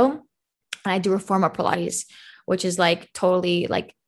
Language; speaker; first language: English; native; English